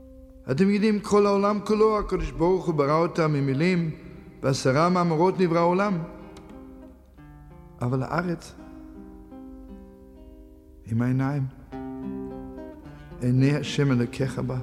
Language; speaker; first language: Hebrew; non-native, fluent; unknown